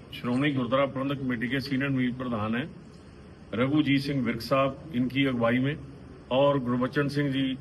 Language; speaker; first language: Hindi; non-native, local second language; Punjabi